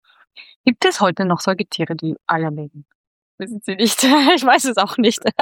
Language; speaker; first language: German; native; German